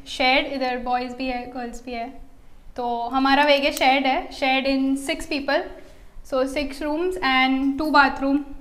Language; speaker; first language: Hindi; non-native, local second language; Gujarati